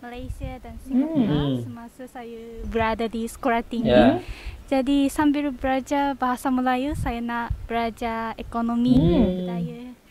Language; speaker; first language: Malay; non-native, fluent; Japanese